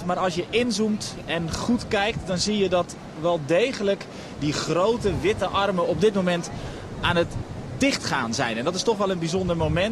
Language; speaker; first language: Dutch; native; Dutch